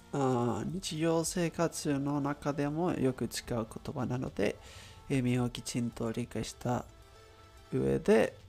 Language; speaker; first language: Japanese; non-native, learner; Spanish